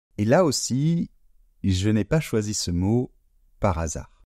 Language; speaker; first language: French; native; French